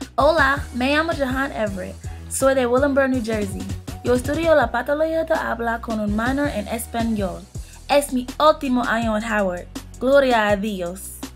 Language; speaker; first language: Spanish; non-native, learner; English